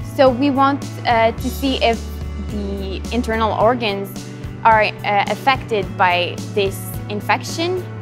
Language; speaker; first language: English; non-native, local second language; French